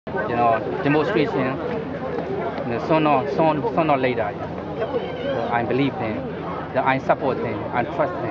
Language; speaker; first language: English; non-native, learner; Burmese